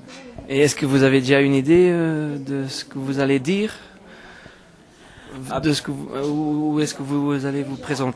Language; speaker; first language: French; non-native, fluent; Dutch